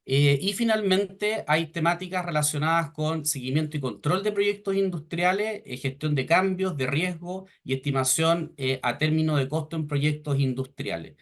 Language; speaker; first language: Spanish; native; Spanish